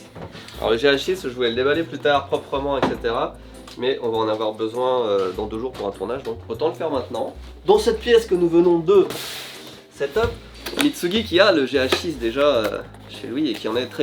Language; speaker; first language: French; native; French